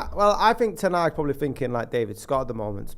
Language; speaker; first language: English; native; English